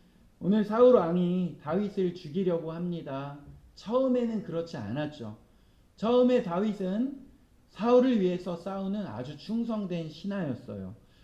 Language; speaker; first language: Korean; native; Korean